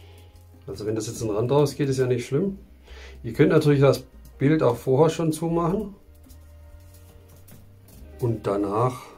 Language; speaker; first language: German; native; German